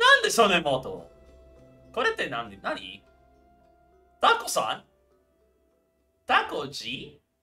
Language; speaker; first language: Japanese; non-native, learner; Spanish